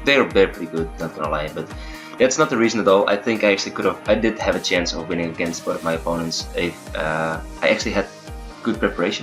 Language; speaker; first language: English; non-native, fluent; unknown